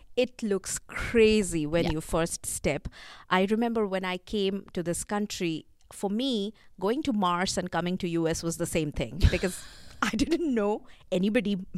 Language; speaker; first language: English; non-native, local second language; Bangla